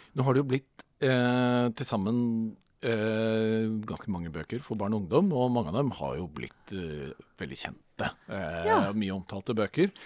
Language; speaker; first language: Norwegian; native; Norwegian